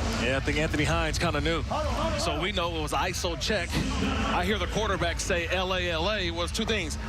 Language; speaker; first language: English; native; English